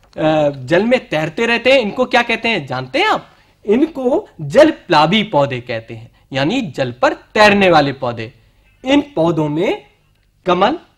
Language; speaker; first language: Hindi; native; Hindi